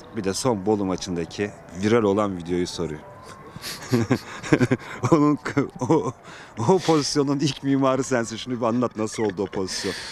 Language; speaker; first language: Turkish; native; Turkish